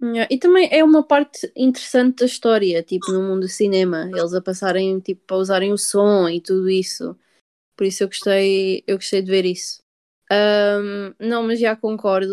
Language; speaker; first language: Portuguese; early bilingual, heritage; Portuguese